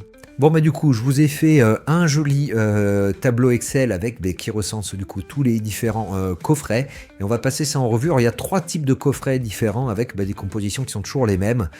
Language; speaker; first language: French; native; French